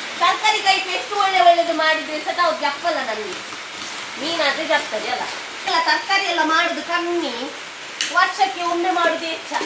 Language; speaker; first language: Kannada; non-native, local second language; Tulu